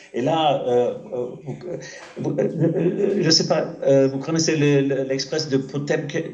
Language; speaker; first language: French; non-native, fluent; German